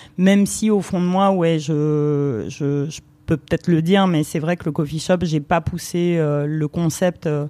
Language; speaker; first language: French; early bilingual, other home language; Romanian